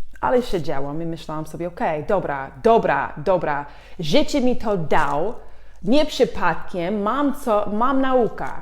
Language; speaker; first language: Polish; non-native, fluent; English